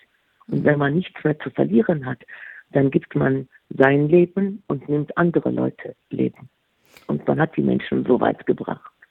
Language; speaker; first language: German; non-native, fluent; Arabic